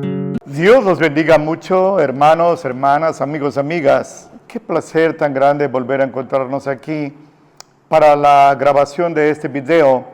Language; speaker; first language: Spanish; native; Spanish